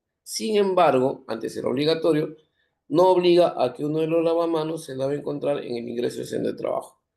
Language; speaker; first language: Spanish; native; Spanish